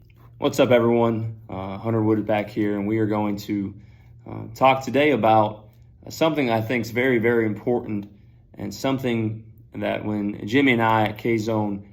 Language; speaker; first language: English; native; English